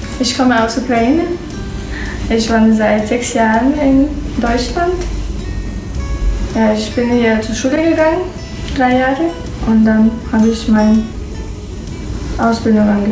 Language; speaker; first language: German; non-native, fluent; Russian